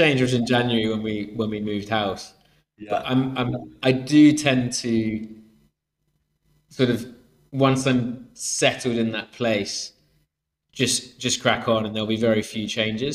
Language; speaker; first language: English; native; English